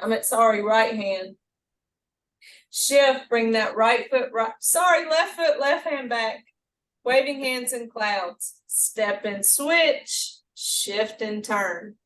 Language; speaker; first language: English; native; English